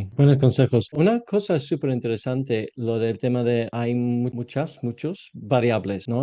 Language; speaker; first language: Spanish; non-native, learner; English